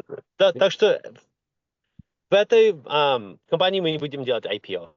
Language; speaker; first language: Russian; early bilingual, other home language; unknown